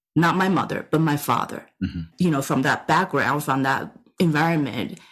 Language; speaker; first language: English; non-native, fluent; Chinese